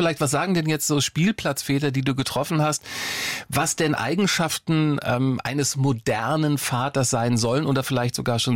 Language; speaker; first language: German; native; German